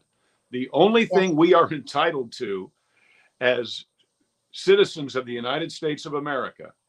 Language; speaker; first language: English; native; English